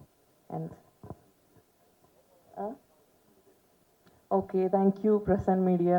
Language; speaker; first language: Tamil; non-native, learner; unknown